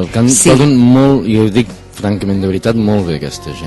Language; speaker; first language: Catalan; native; Catalan